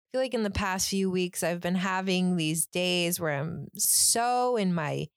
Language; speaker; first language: English; native; English